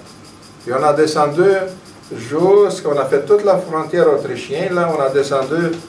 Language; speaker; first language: French; non-native, fluent; Romanian